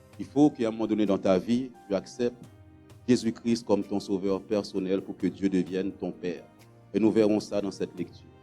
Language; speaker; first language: French; non-native, local second language; Haitian Creole